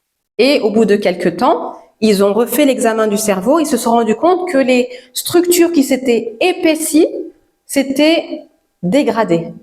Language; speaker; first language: French; native; French